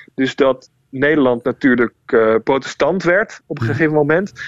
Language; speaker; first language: Dutch; native; Dutch